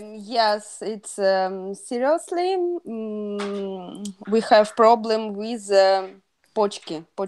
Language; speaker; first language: English; non-native, learner; Russian